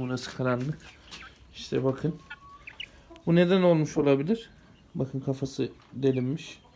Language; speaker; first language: Turkish; native; Turkish